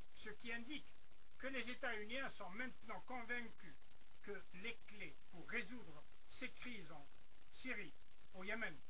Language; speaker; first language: French; non-native, local second language; Arabic